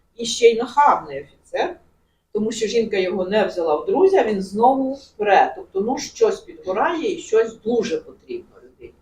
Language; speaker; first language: Ukrainian; native; Ukrainian